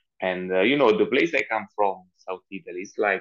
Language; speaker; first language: English; non-native, fluent; Italian